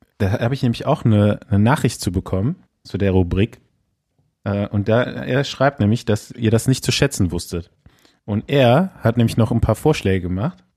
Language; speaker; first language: German; native; German